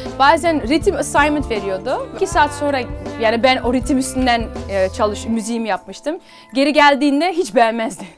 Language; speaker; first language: Turkish; early bilingual, heritage; Turkish